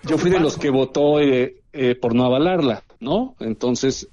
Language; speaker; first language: Spanish; native; Spanish